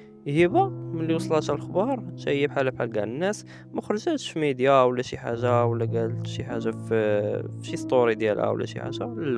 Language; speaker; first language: Arabic; native; Arabic